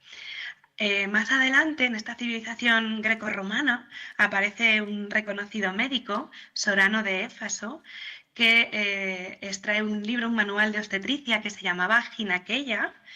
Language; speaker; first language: Spanish; native; Spanish